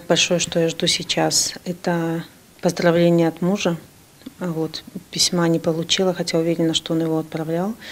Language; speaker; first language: Russian; native; Russian